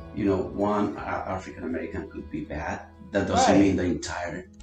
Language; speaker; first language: English; non-native, fluent; Spanish